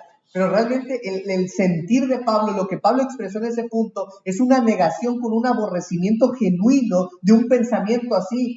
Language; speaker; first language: Spanish; native; Spanish